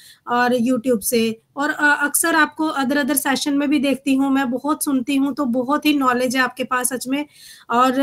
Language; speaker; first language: Hindi; native; Hindi